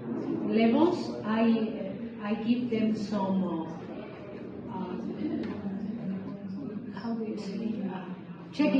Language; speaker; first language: English; non-native, fluent; Spanish